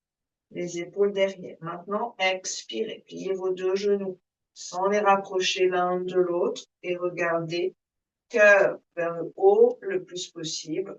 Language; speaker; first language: French; native; French